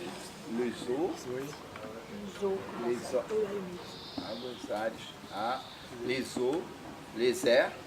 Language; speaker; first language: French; non-native, fluent; Portuguese